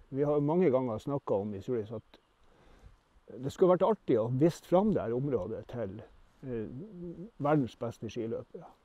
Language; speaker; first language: Norwegian; native; Norwegian